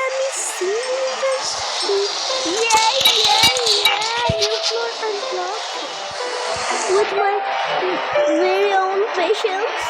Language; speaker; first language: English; non-native, learner; Bangla